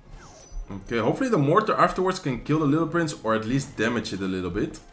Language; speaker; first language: English; non-native, fluent; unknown